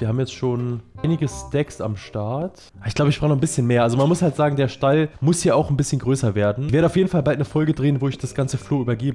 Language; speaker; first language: German; native; German